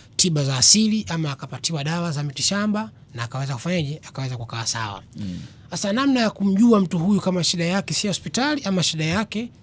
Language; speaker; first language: Swahili; native; Swahili